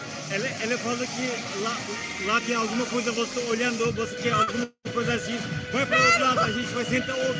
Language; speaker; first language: Portuguese; non-native, learner; Turkish